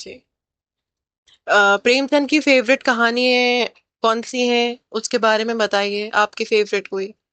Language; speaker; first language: Hindi; non-native, fluent; Tajik